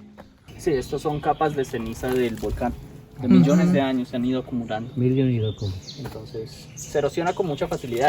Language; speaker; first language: Spanish; native; Spanish